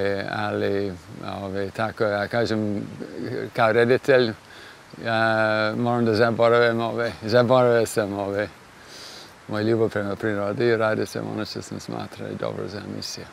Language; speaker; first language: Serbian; non-native, fluent; English